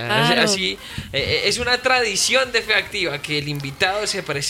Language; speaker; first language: Spanish; native; Spanish